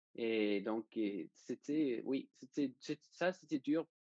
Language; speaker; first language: French; non-native, fluent; Danish